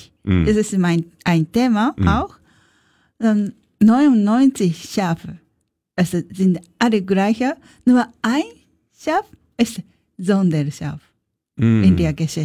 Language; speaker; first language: German; non-native, learner; Japanese